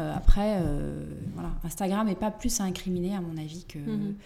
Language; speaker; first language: French; native; French